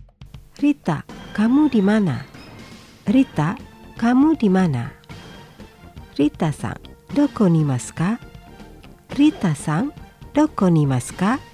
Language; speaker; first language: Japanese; non-native, fluent; Indonesian